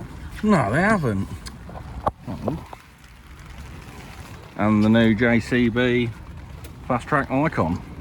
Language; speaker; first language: English; native; English